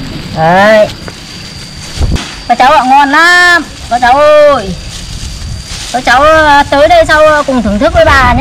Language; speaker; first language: Vietnamese; native; Vietnamese